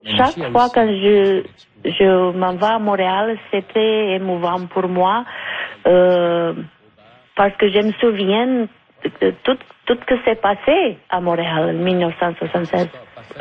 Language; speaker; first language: French; non-native, fluent; Romanian